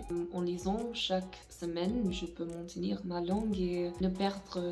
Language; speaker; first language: French; non-native, fluent; English